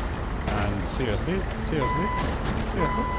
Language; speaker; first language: English; native; English